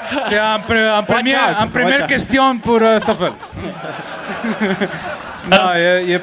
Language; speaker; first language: French; non-native, learner; Spanish